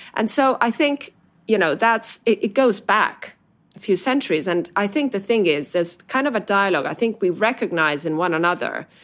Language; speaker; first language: English; non-native, fluent; Italian